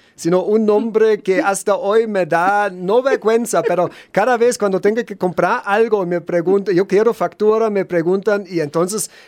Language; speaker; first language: Spanish; non-native, fluent; German